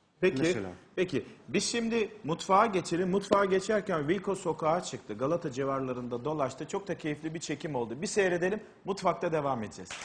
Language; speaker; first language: Turkish; native; Turkish